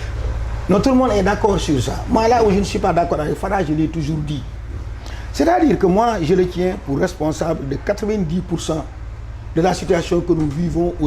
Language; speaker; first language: French; non-native, local second language; Wolof